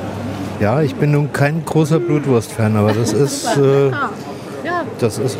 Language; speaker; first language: German; native; German